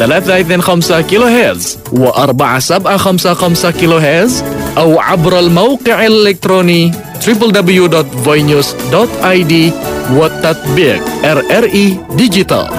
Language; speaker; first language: Arabic; non-native, fluent; Indonesian